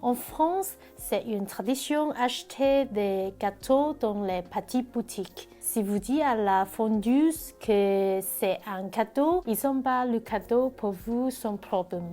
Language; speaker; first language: French; non-native, learner; Cantonese